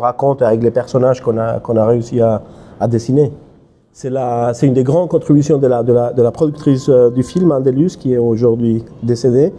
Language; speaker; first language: French; non-native, fluent; Spanish